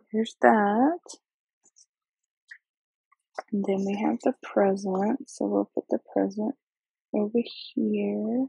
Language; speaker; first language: English; native; English